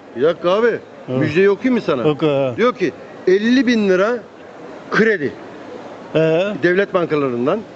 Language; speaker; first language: Turkish; native; Turkish